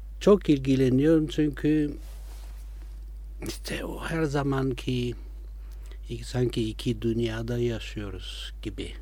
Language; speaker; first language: Turkish; non-native, fluent; Italian